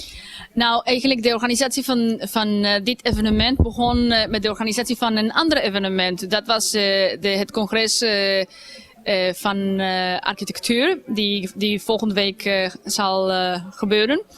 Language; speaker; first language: Dutch; non-native, fluent; Spanish